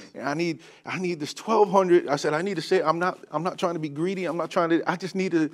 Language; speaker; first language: English; native; English